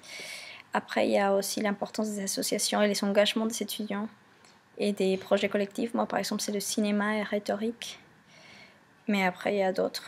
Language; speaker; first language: French; non-native, fluent; Spanish